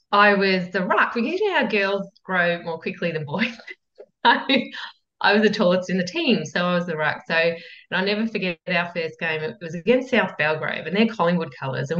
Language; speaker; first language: English; native; English